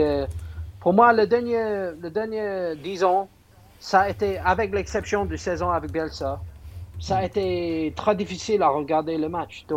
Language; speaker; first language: French; non-native, fluent; English